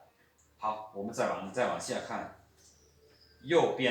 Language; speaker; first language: Chinese; non-native, fluent; Lao